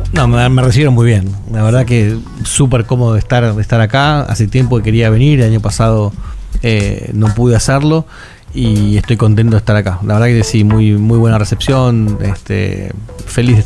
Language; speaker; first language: Spanish; native; Spanish